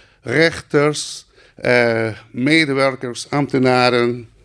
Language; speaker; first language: Dutch; non-native, local second language; Spanish